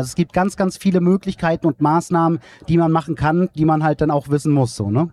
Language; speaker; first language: German; native; German